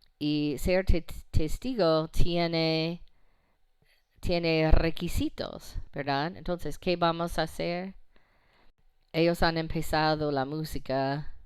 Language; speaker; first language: Spanish; non-native, fluent; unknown